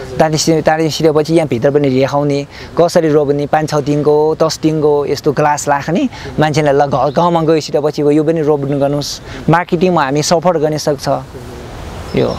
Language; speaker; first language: Nepali; non-native, learner; Chinese